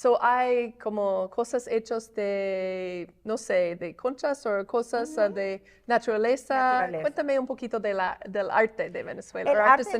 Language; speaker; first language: Spanish; non-native, fluent; English